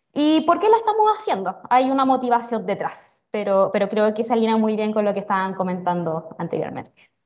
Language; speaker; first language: Spanish; native; Spanish